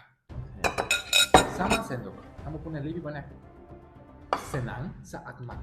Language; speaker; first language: Indonesian; non-native, learner; German